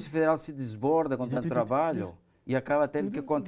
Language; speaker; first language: Portuguese; non-native, fluent; Spanish